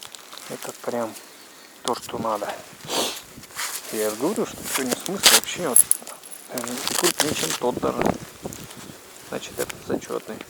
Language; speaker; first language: Russian; native; Russian